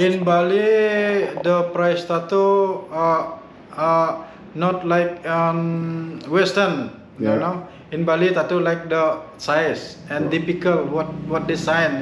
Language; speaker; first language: English; non-native, learner; Indonesian